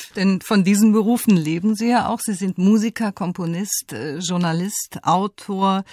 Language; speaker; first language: German; native; German